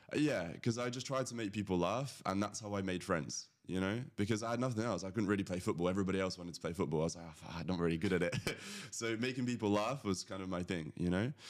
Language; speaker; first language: English; early bilingual, other home language; Latvian